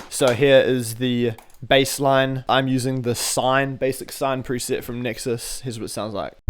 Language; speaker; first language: English; native; English